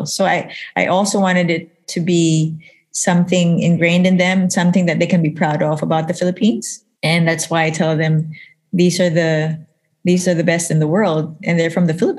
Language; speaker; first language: English; non-native, local second language; Filipino